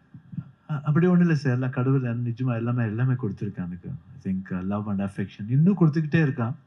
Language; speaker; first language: Tamil; non-native, fluent; Kannada